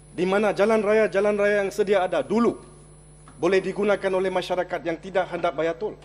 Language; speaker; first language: Malay; non-native, local second language; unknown